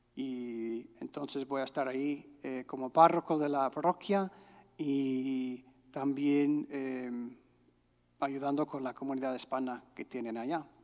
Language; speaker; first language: Spanish; non-native, fluent; English